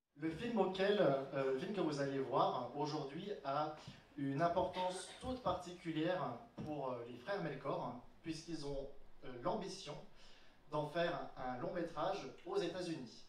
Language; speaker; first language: French; native; French